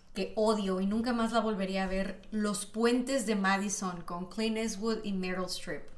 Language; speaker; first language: Spanish; native; Spanish